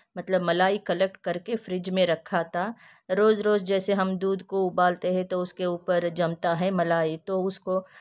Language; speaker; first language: Hindi; non-native, local second language; Kannada